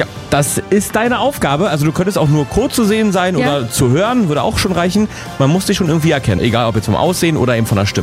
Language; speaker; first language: German; native; German